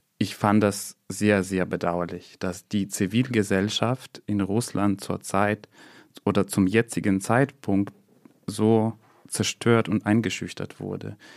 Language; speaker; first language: German; non-native, fluent; Russian